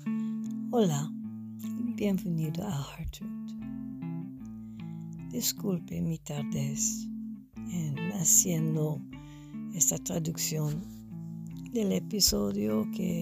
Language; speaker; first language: Spanish; non-native, fluent; English